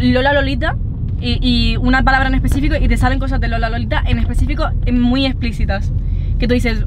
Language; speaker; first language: Spanish; non-native, local second language; German